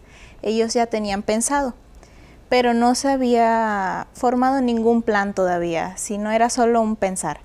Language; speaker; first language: Spanish; native; Spanish